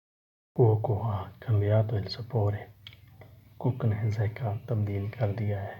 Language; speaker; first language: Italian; non-native, learner; Urdu